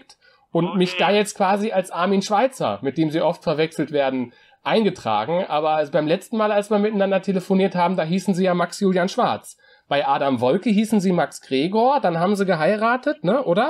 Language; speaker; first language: German; native; German